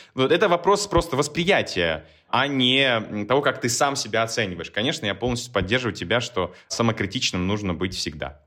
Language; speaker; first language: Russian; native; Russian